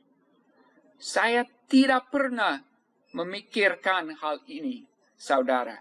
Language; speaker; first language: Indonesian; non-native, fluent; English